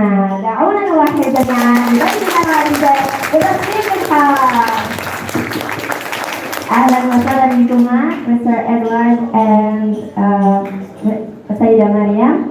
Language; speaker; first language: Arabic; non-native, learner; Indonesian